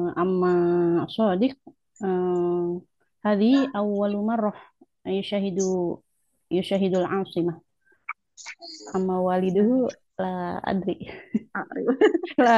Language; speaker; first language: Arabic; non-native, learner; Indonesian